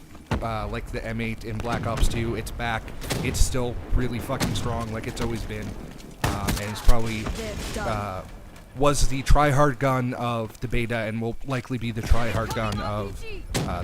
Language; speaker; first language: English; native; English